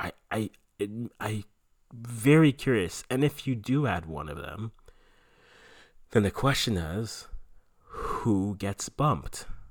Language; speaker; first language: English; early bilingual, other home language; French